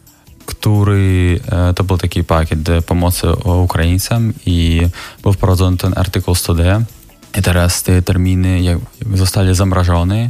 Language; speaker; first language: Polish; non-native, fluent; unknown